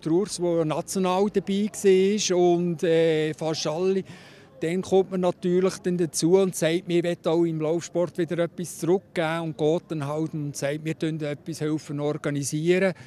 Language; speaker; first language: German; native; German